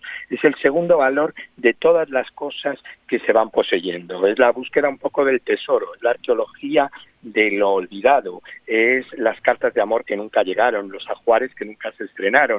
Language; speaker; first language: Spanish; native; Spanish